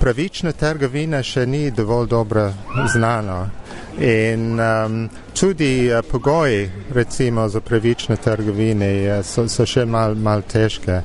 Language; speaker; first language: Slovenian; non-native, fluent; English